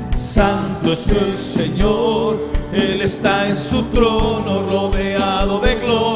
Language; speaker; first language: Spanish; native; Spanish